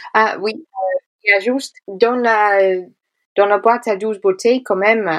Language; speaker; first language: French; non-native, fluent; English